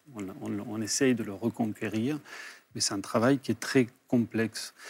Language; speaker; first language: French; early bilingual, other home language; Spanish